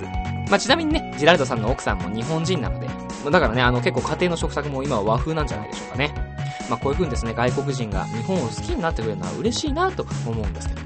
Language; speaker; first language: Japanese; native; Japanese